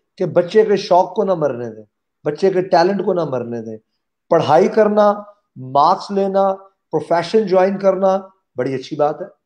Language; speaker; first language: Urdu; non-native, local second language; Punjabi